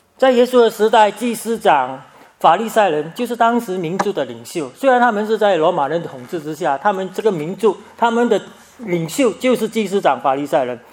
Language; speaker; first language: Chinese; native; Chinese